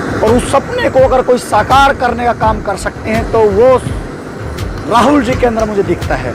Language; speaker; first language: Hindi; native; Hindi